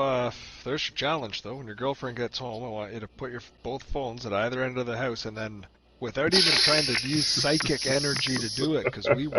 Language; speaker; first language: English; native; English